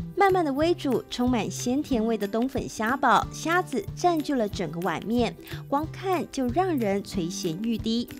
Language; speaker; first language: Chinese; native; Chinese